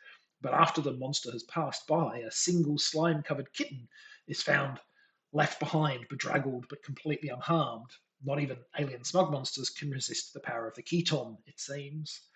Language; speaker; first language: English; native; English